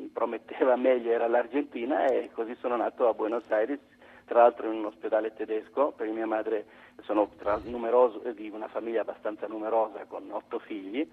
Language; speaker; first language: Italian; early bilingual, other home language; Croatian